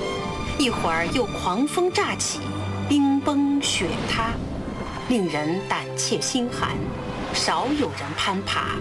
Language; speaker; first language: Chinese; native; Chinese